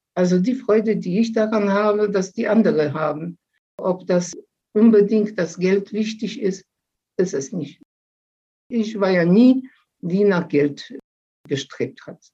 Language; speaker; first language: German; non-native, fluent; Polish